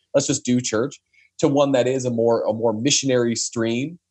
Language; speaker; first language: English; native; English